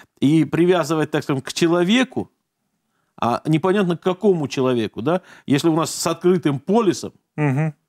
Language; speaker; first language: Russian; native; Russian